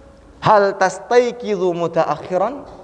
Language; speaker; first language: Arabic; non-native, fluent; Indonesian